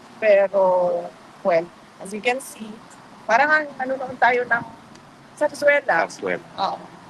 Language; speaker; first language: Filipino; non-native, local second language; Cebuano